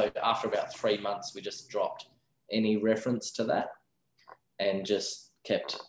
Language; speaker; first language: English; native; English